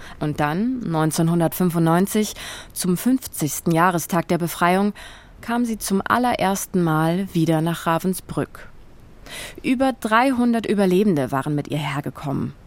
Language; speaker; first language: German; native; German